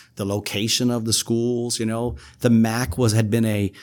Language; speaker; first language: English; native; English